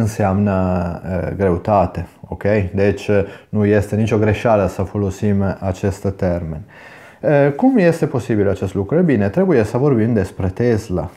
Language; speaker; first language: Romanian; non-native, fluent; Italian